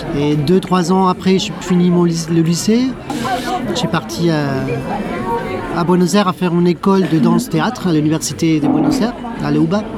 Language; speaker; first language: French; non-native, fluent; Spanish